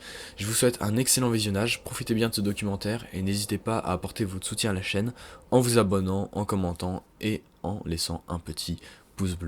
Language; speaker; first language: French; native; French